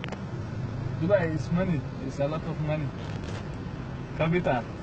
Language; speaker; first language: English; non-native, learner; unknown